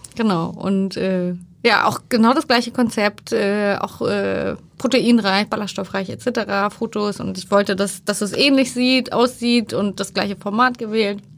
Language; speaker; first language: German; early bilingual, other home language; Turkish